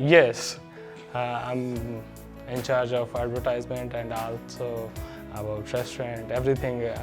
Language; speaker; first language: English; non-native, learner; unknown